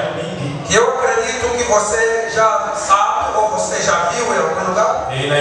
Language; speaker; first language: Portuguese; non-native, fluent; Lingala